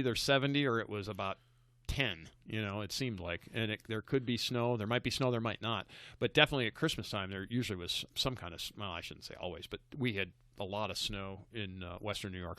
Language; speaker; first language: English; native; English